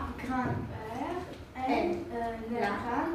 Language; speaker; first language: French; non-native, learner; Armenian